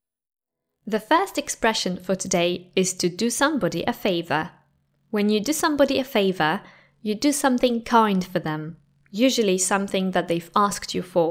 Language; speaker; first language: English; non-native, fluent; Polish